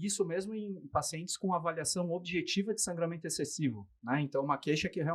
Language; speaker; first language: Portuguese; native; Portuguese